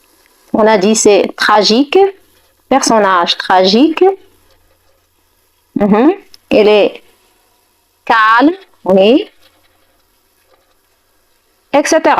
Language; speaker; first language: French; non-native, fluent; Arabic